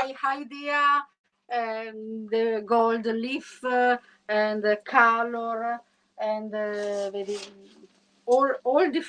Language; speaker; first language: English; non-native, learner; Italian